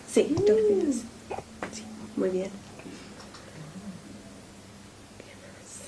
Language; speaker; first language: Spanish; non-native, learner; English